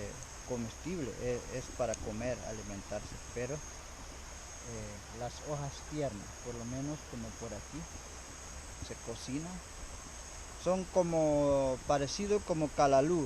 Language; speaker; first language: Spanish; non-native, local second language; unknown